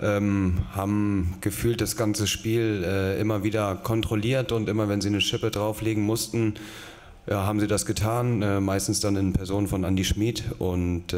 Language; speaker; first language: German; native; German